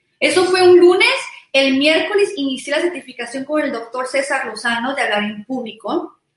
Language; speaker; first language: Spanish; early bilingual, heritage; Spanish